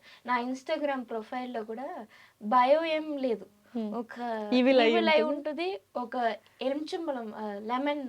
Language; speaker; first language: Telugu; non-native, learner; Tamil